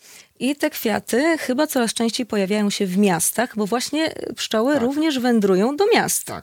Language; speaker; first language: Polish; native; Polish